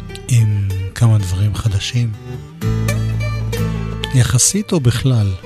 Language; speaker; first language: Hebrew; native; Hebrew